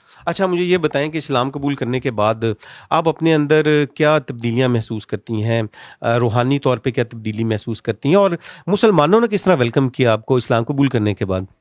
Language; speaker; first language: Urdu; native; Urdu